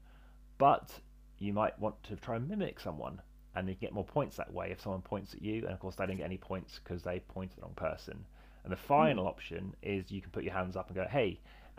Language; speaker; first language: English; native; English